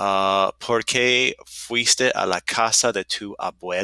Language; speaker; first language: Spanish; non-native, fluent; English